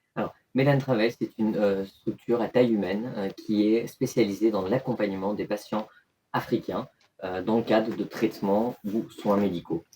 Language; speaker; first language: French; early bilingual, other home language; Turkish